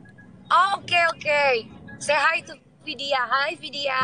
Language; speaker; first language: English; non-native, learner; Indonesian